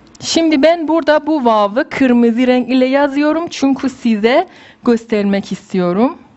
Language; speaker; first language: Turkish; non-native, fluent; Persian